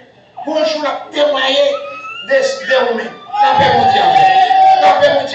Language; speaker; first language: French; non-native, local second language; Haitian Creole